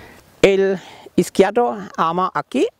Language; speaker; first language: Spanish; non-native, learner; German